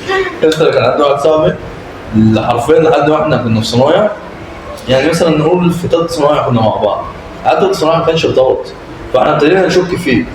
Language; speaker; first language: Arabic; native; Arabic